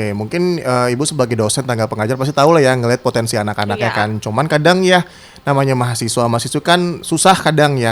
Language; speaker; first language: Indonesian; native; Indonesian